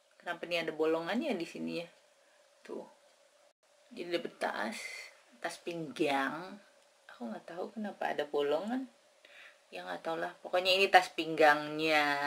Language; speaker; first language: Indonesian; native; Indonesian